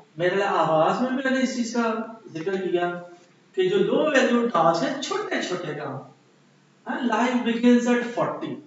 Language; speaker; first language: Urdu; non-native, local second language; Punjabi